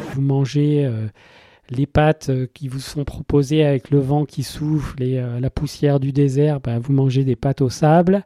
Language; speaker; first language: French; native; French